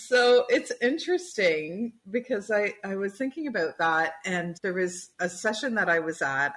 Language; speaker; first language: English; native; English